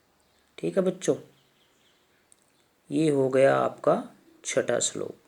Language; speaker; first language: Hindi; native; Hindi